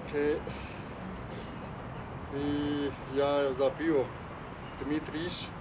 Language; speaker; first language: Russian; non-native, learner; Chinese